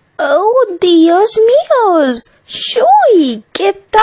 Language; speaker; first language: Spanish; non-native, learner; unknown